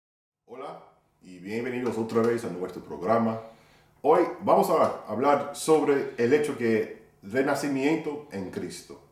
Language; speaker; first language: Spanish; non-native, fluent; English